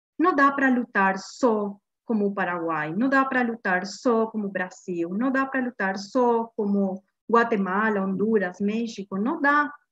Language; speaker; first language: Portuguese; non-native, fluent; Guarani